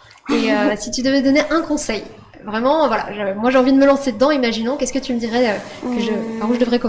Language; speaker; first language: French; native; French